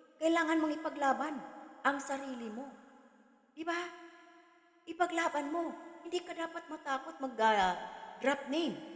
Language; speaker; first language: Filipino; non-native, local second language; Cebuano